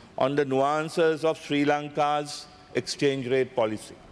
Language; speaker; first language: English; non-native, local second language; Sinhala